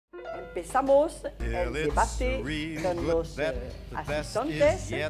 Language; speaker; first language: Spanish; non-native, fluent; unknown